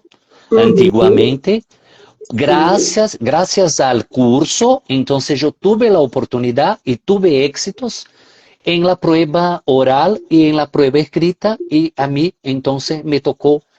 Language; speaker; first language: Spanish; non-native, fluent; Portuguese